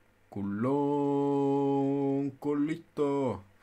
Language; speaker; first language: Spanish; native; Spanish